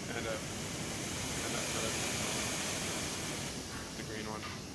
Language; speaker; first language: English; native; English